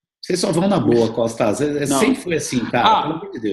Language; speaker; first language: Portuguese; native; Portuguese